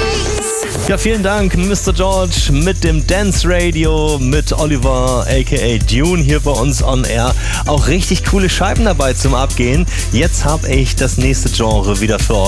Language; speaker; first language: German; native; German